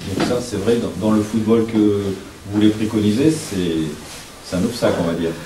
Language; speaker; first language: French; native; French